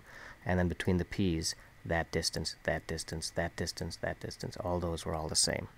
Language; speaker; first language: English; native; English